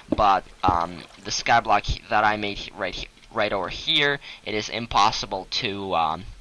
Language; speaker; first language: English; non-native, fluent; Russian